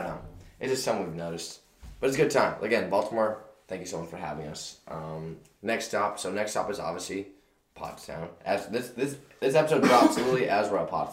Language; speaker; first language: English; native; English